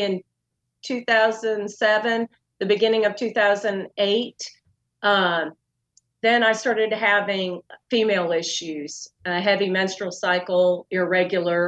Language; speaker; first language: English; native; English